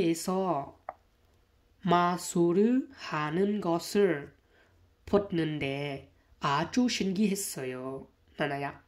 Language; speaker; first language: Korean; non-native, learner; Hmong